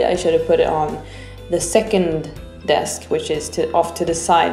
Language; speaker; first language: English; non-native, fluent; Swedish